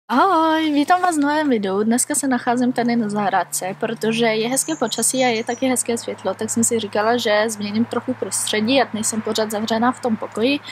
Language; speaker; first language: Czech; early bilingual, heritage; Czech